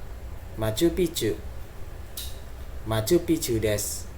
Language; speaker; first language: Japanese; non-native, fluent; Indonesian